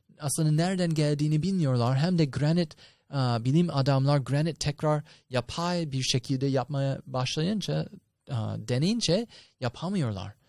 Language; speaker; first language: Turkish; non-native, fluent; English